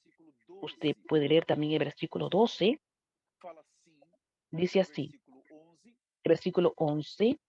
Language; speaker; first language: Spanish; non-native, fluent; Portuguese